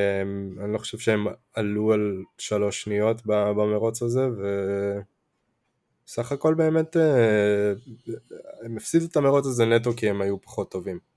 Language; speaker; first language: Hebrew; native; Hebrew